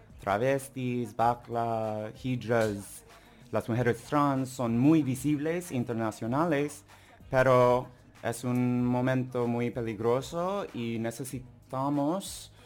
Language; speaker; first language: Spanish; non-native, learner; English